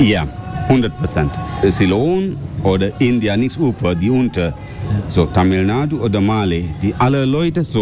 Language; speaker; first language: German; non-native, learner; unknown